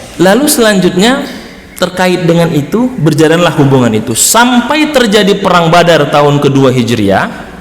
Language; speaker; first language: Indonesian; native; Indonesian